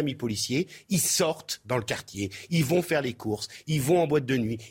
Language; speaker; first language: French; native; French